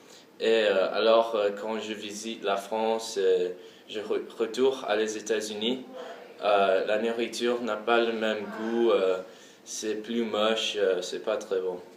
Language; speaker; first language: French; early bilingual, heritage; French